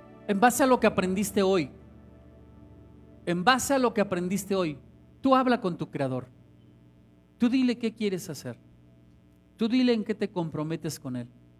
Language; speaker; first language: Spanish; native; Spanish